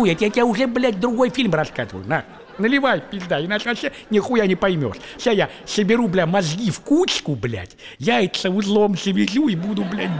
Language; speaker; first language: Russian; native; Russian